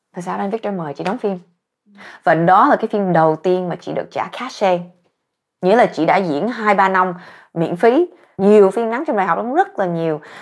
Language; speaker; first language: Vietnamese; early bilingual, heritage; Vietnamese